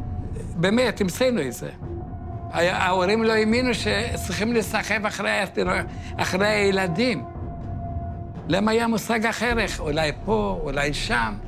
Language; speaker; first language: Hebrew; non-native, fluent; Yiddish